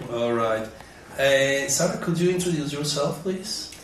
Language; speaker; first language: English; non-native, fluent; Spanish